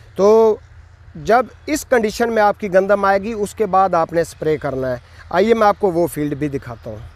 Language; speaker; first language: Urdu; non-native, local second language; Punjabi